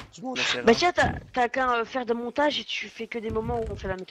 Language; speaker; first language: French; native; French